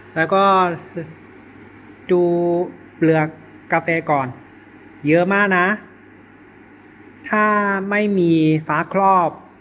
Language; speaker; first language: Thai; non-native, learner; Chinese